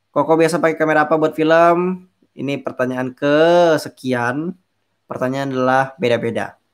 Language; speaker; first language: Indonesian; native; Indonesian